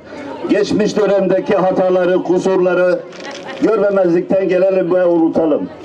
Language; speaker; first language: Turkish; native; Turkish